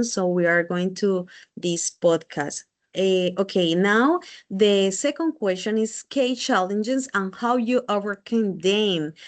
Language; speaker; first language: English; non-native, learner; Spanish